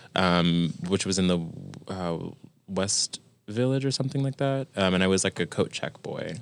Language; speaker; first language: English; native; English